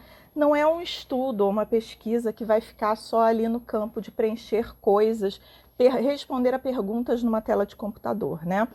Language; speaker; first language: Portuguese; native; Portuguese